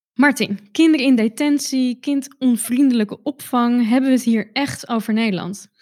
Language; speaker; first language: Dutch; native; Dutch